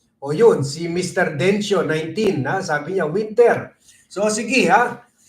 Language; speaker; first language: Filipino; native; Filipino